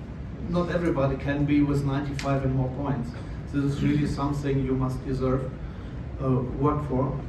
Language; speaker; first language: English; non-native, fluent; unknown